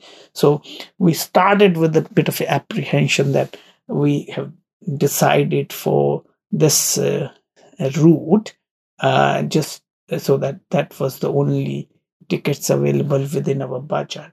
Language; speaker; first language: English; non-native, local second language; Punjabi